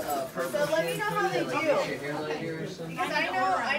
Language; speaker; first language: English; native; English